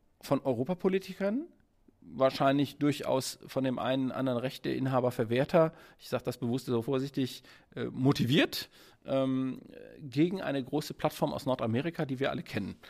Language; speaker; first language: German; native; German